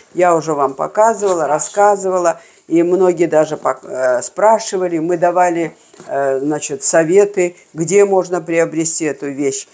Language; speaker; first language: Russian; native; Russian